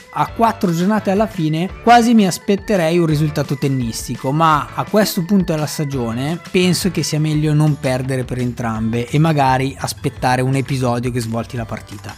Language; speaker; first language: Italian; native; Italian